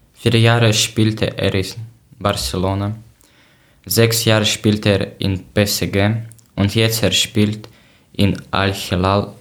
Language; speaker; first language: German; non-native, learner; Ukrainian